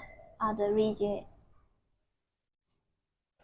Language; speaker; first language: English; non-native, learner; Japanese